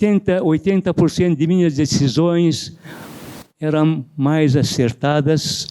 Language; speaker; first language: Portuguese; non-native, fluent; Arabic